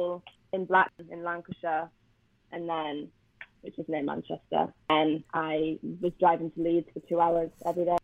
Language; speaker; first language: English; native; English